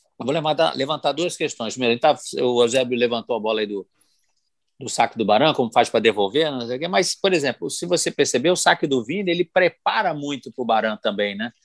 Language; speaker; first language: Portuguese; native; Portuguese